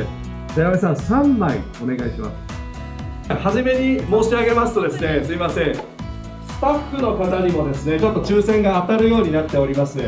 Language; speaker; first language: Japanese; native; Japanese